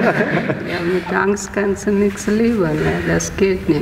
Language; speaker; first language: German; non-native, learner; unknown